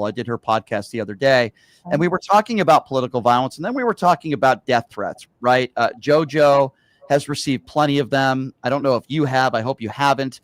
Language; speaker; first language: English; native; English